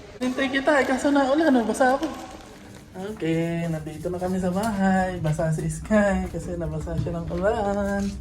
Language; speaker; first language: Filipino; native; Filipino